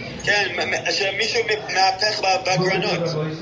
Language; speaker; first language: Hebrew; non-native, fluent; English